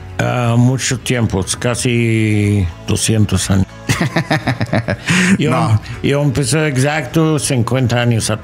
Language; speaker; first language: Spanish; non-native, learner; English